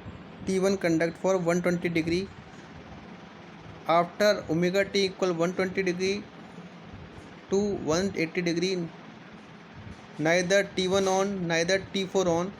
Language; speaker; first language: English; non-native, local second language; Hindi